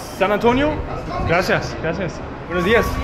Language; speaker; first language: Spanish; non-native, learner; German